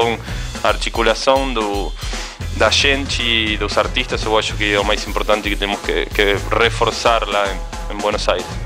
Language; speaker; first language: Portuguese; non-native, fluent; Spanish